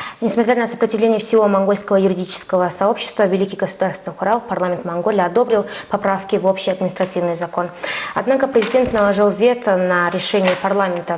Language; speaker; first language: Russian; non-native, fluent; Mongolian